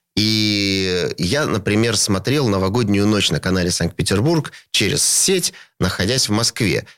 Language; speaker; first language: Russian; native; Russian